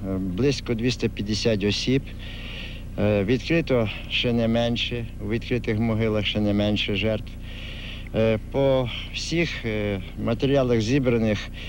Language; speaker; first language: Ukrainian; native; Ukrainian